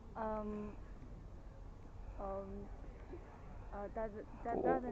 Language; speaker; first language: English; non-native, learner; Chinese